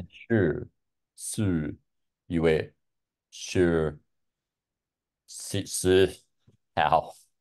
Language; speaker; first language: Chinese; non-native, learner; English